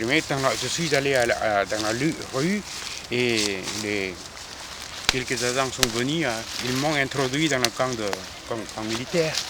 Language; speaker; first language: French; non-native, fluent; Korean